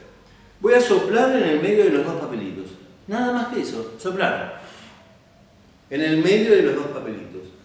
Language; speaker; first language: Spanish; native; Spanish